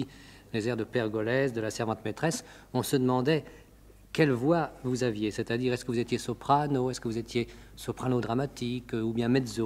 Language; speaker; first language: French; native; French